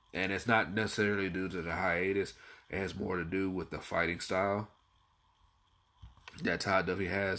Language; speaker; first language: English; native; English